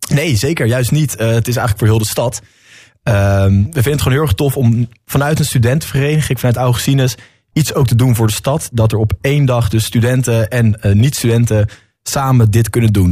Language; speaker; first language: Dutch; native; Dutch